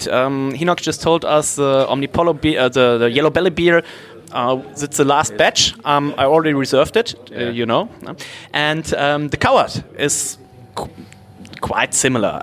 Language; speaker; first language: English; non-native, fluent; German